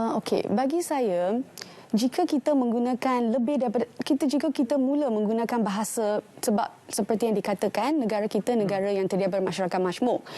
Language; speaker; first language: Malay; non-native, local second language; Tamil